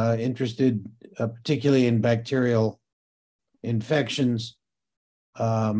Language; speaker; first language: English; native; English